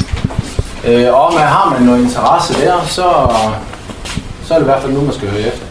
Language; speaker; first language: Danish; native; Danish